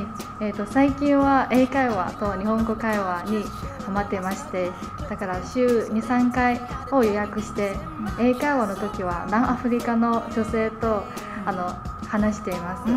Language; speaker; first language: Japanese; non-native, fluent; Chinese